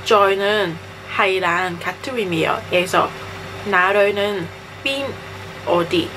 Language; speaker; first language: Korean; non-native, fluent; Cantonese